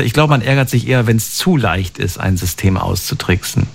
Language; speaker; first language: German; native; German